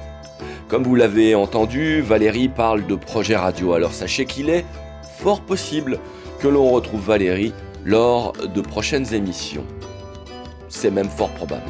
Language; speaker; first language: French; native; French